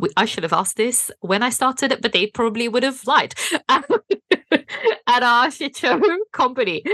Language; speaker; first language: English; non-native, fluent; Dutch